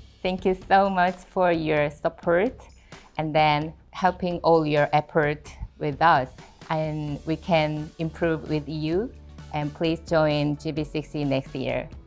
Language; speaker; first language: English; non-native, fluent; Korean